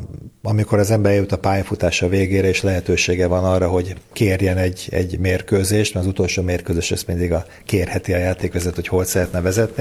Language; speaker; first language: Hungarian; native; Hungarian